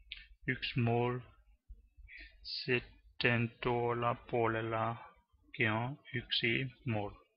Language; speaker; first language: Finnish; non-native, learner; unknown